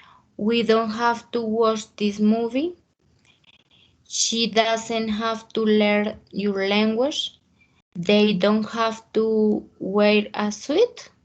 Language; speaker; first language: English; non-native, learner; Spanish